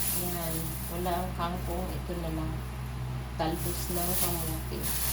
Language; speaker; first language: Filipino; non-native, local second language; Cebuano